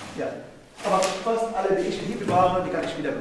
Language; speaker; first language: German; non-native, learner; Arabic